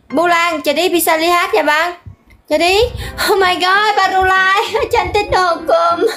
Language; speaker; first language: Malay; non-native, learner; Vietnamese